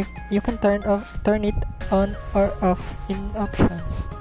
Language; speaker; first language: English; non-native, local second language; Filipino